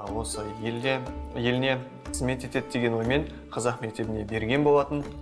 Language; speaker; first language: Kazakh; non-native, local second language; Russian